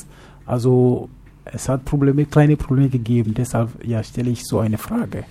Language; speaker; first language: German; non-native, fluent; French